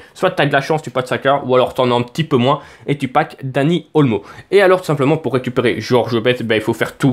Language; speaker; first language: French; native; French